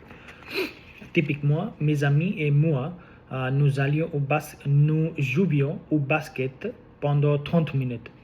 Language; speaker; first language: French; non-native, learner; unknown